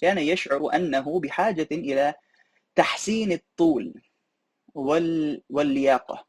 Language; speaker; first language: Arabic; non-native, fluent; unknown